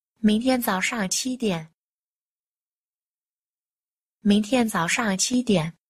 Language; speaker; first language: Chinese; non-native, fluent; Vietnamese